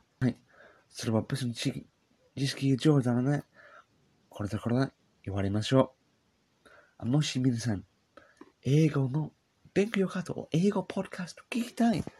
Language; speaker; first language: Japanese; non-native, learner; English